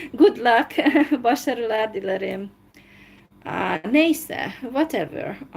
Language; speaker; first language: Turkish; non-native, fluent; Hungarian